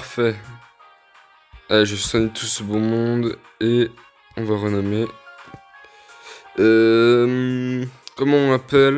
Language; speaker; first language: French; native; French